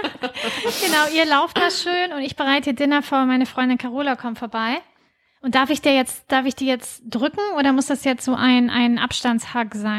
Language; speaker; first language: German; native; German